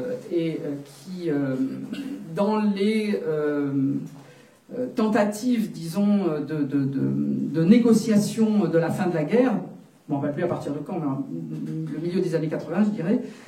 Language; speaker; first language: French; native; French